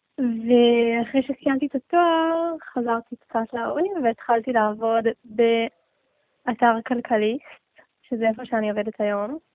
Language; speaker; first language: Hebrew; native; Hebrew